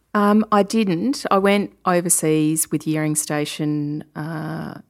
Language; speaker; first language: English; native; English